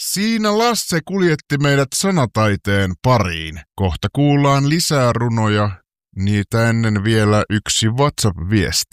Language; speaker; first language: Finnish; native; Finnish